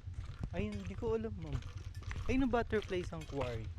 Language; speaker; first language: Filipino; native; Filipino